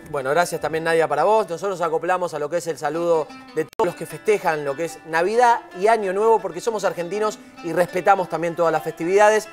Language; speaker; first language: Spanish; native; Spanish